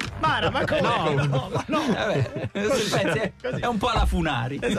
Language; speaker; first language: Italian; native; Italian